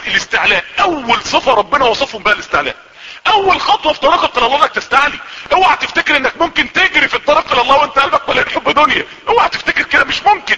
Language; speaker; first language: Arabic; native; Arabic